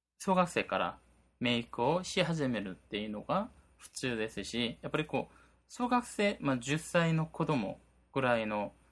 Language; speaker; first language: Japanese; non-native, fluent; Korean